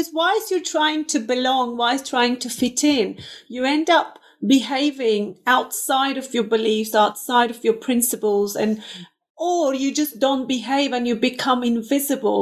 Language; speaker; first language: English; non-native, fluent; Turkish